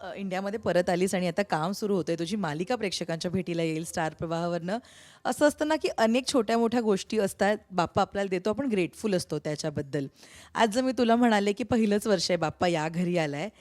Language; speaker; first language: Marathi; native; Marathi